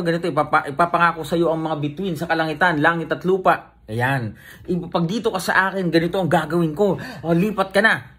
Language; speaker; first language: Filipino; native; Filipino